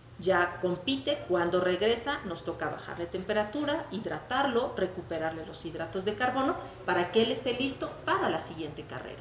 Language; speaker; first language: Spanish; native; Spanish